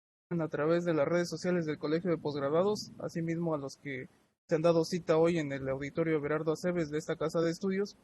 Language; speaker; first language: Spanish; native; Spanish